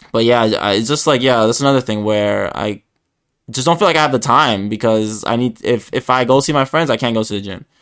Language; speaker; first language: English; early bilingual, other home language; Spanish